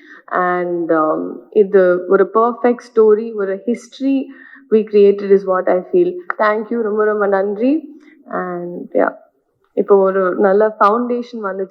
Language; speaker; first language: Tamil; non-native, learner; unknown